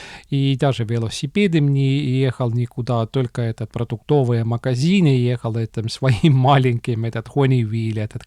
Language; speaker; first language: Russian; non-native, local second language; Estonian